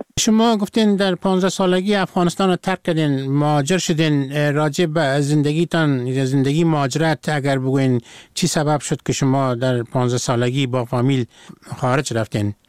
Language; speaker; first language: Persian; native; Persian